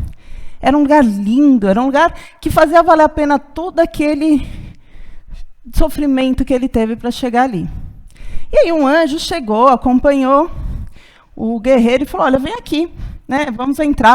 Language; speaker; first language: Portuguese; native; Portuguese